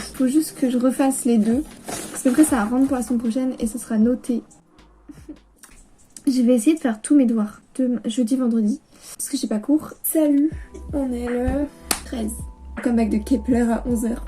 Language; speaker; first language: French; native; French